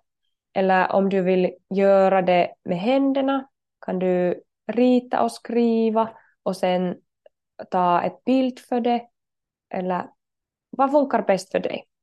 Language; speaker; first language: Swedish; non-native, learner; Finnish